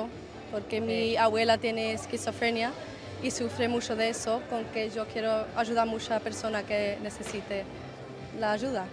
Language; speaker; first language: Spanish; non-native, learner; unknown